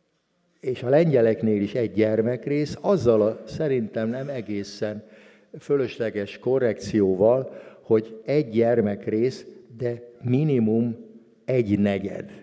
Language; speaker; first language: Hungarian; native; Hungarian